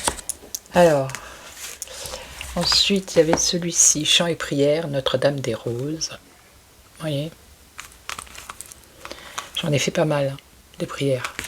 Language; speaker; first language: French; native; French